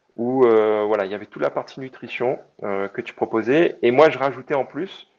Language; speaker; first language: French; native; French